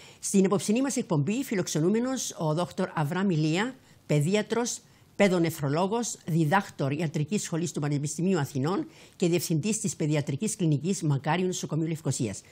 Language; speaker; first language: Greek; native; Greek